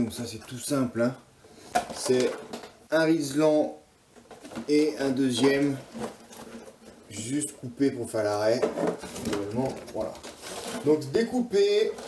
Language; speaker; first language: French; native; French